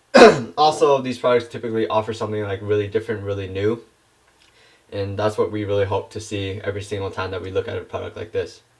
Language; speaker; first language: English; native; English